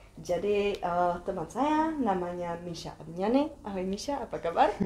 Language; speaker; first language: Indonesian; non-native, fluent; Czech